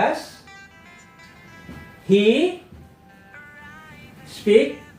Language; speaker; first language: English; non-native, fluent; Indonesian